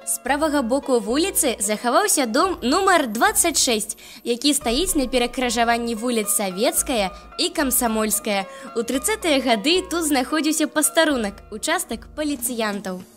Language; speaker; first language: Belarusian; native; Belarusian